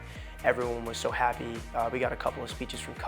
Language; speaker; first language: English; native; English